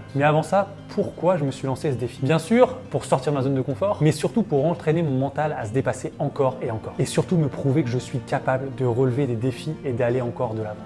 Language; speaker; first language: French; native; French